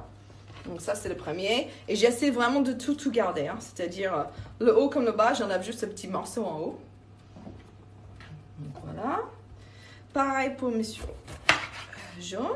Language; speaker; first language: French; non-native, fluent; English